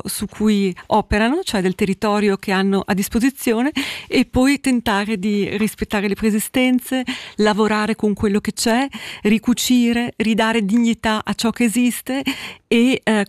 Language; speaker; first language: Italian; native; Italian